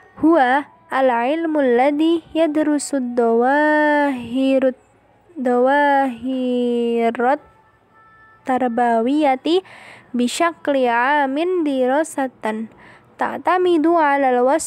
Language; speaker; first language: Arabic; non-native, learner; Indonesian